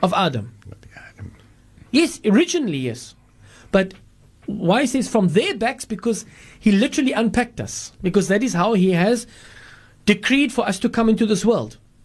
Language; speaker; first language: English; native; English